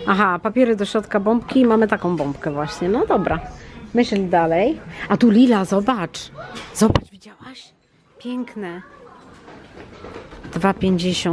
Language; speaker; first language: Polish; native; Polish